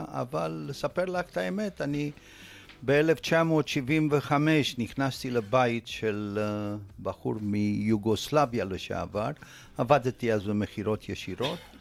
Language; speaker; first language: Hebrew; non-native, fluent; Romanian